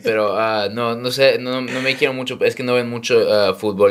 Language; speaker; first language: Spanish; early bilingual, heritage; Spanish